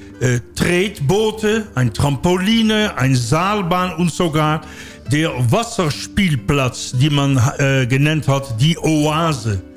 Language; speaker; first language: German; non-native, learner; Dutch